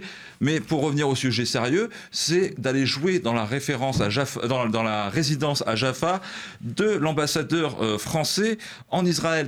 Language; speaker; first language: French; native; French